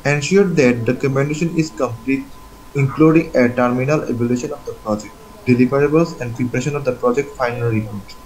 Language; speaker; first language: English; non-native, local second language; Bangla